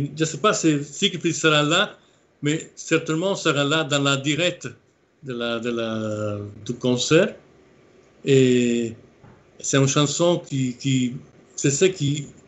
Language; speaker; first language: French; non-native, fluent; Italian